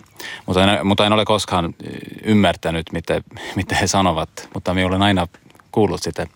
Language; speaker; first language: Finnish; non-native, learner; Swedish